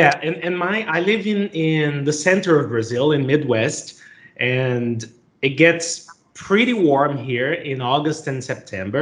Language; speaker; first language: English; non-native, fluent; Portuguese